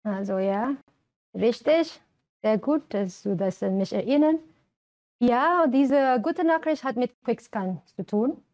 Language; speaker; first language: German; non-native, fluent; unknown